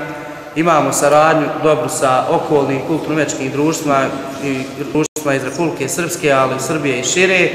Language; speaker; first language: Croatian; native; Croatian